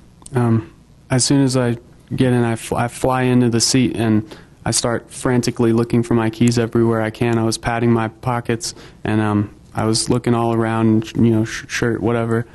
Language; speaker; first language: English; native; English